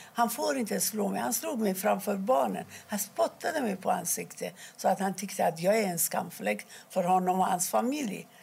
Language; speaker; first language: Swedish; non-native, fluent; Persian